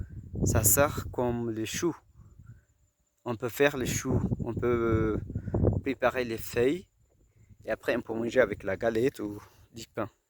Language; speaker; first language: French; non-native, fluent; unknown